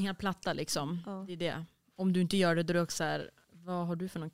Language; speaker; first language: Swedish; native; Swedish